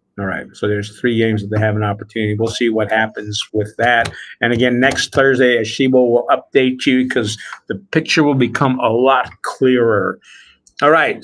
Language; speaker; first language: English; native; English